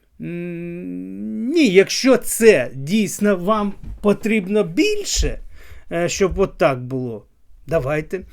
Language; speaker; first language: Ukrainian; non-native, local second language; Russian